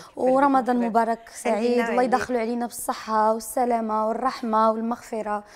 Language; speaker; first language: Arabic; native; Arabic